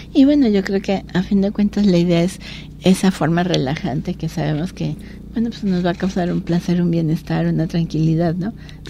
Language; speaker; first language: Spanish; native; Spanish